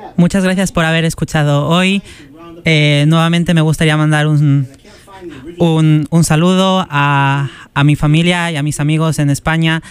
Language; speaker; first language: Spanish; native; Spanish